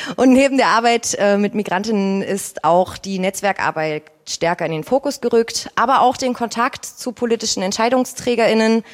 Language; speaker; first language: German; native; German